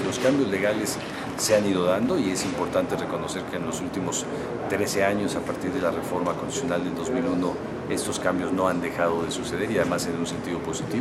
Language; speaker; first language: Spanish; native; Spanish